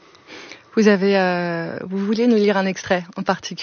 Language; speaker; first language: French; native; French